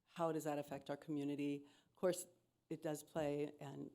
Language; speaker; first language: English; native; English